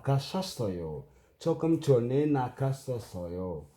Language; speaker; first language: Korean; non-native, fluent; Indonesian